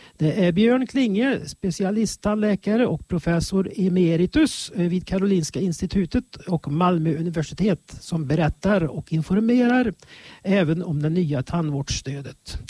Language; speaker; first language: Swedish; native; Swedish